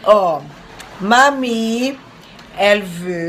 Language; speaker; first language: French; non-native, learner; Portuguese